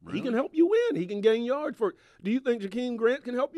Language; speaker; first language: English; native; English